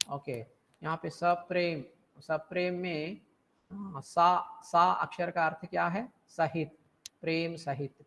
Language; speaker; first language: Hindi; non-native, local second language; Telugu